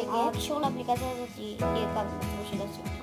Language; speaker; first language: Hebrew; native; Hebrew